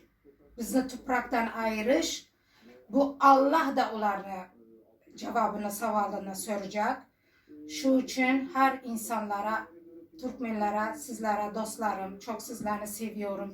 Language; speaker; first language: Turkish; non-native, learner; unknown